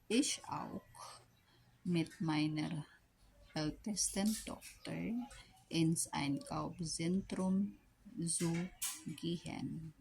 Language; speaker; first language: German; non-native, learner; Filipino